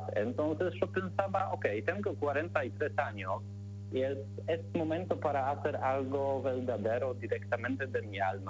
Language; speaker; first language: Spanish; non-native, learner; Polish